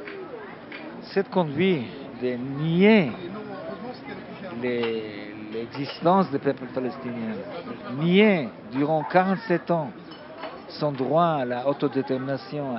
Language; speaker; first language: French; non-native, fluent; Hebrew